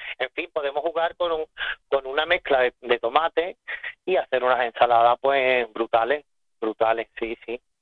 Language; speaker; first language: Spanish; native; Spanish